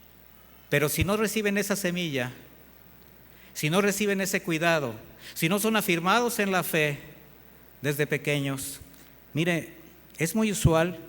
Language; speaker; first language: Spanish; native; Spanish